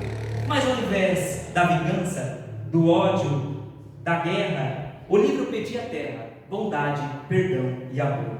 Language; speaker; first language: Portuguese; native; Portuguese